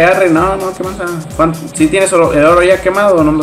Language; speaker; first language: Spanish; native; Spanish